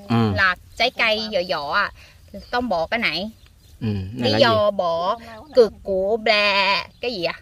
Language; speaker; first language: Vietnamese; non-native, learner; Thai